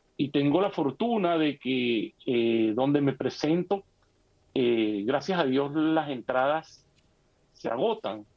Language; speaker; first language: Spanish; native; Spanish